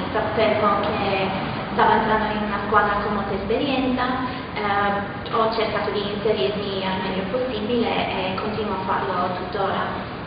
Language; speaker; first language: Italian; non-native, fluent; English